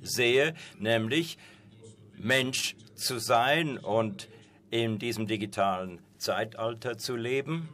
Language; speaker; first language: German; non-native, fluent; Persian